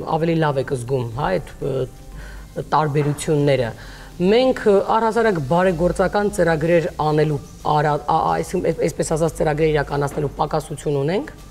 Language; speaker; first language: Armenian; native; Armenian